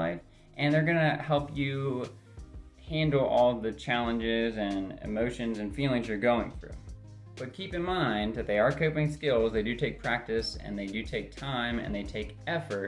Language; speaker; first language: English; native; English